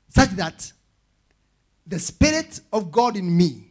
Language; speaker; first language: English; non-native, local second language; Swahili